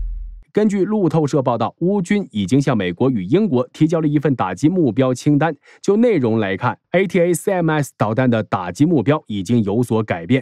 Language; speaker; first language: Chinese; native; Chinese